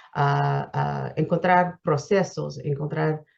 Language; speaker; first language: Spanish; early bilingual, heritage; Spanish